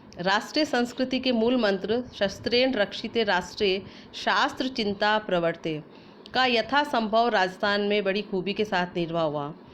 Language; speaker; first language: Hindi; native; Hindi